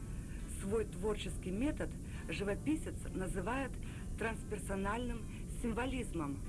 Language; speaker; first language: Russian; native; Russian